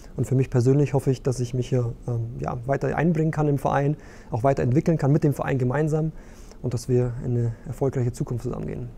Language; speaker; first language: German; early bilingual, other home language; Romanian